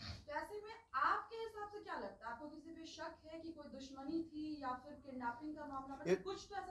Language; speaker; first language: Hindi; native; Hindi